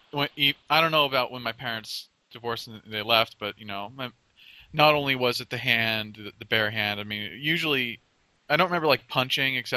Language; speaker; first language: English; native; English